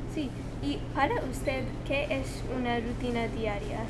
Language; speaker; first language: Spanish; non-native, learner; English